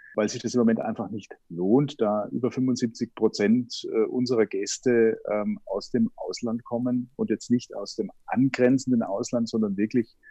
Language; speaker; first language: German; native; German